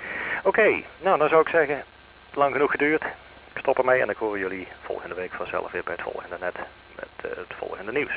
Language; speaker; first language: Dutch; native; Dutch